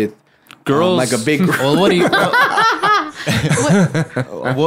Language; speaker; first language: English; non-native, local second language; Russian